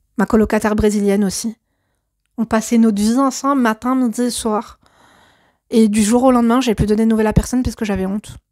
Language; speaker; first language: French; native; French